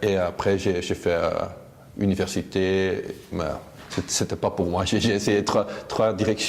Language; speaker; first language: French; non-native, local second language; Dutch